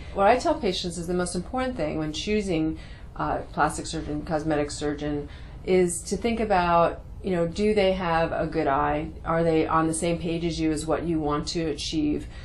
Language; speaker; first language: English; native; English